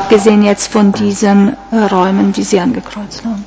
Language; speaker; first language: German; non-native, fluent; Italian